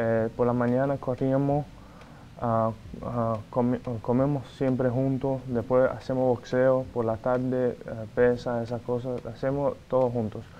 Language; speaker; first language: Spanish; non-native, fluent; Portuguese